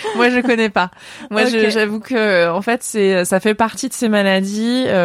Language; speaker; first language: French; native; French